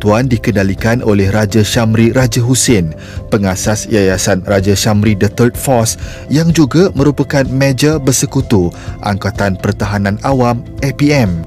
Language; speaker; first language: Malay; native; Malay